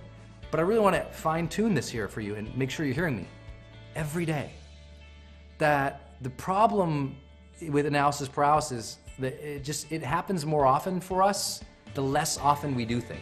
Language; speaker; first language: English; native; English